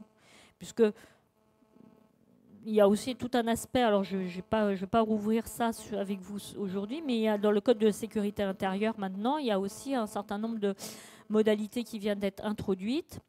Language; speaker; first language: French; native; French